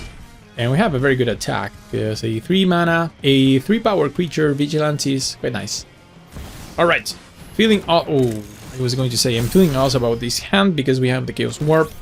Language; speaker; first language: English; non-native, fluent; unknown